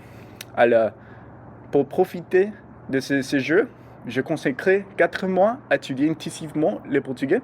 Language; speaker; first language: French; non-native, learner; English